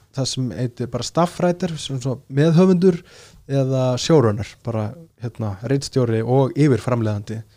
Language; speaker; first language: Icelandic; early bilingual, other home language; Portuguese